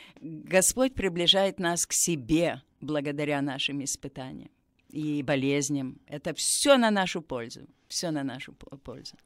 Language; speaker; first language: Russian; native; Russian